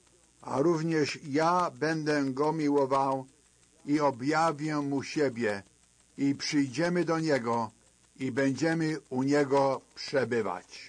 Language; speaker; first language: Polish; native; Polish